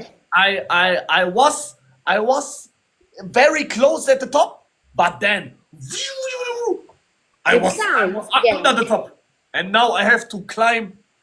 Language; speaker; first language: English; non-native, learner; German